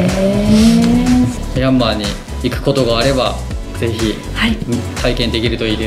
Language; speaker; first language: Japanese; native; Japanese